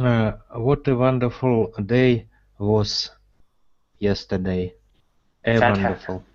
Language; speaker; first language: English; non-native, learner; Russian